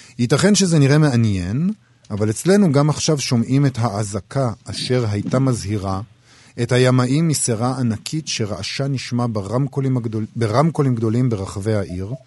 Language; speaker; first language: Hebrew; native; Hebrew